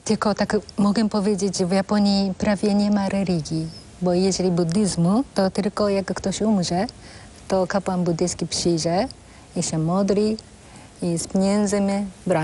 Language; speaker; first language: Polish; non-native, fluent; Japanese